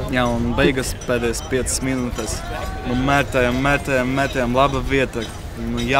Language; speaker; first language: Latvian; non-native, local second language; Russian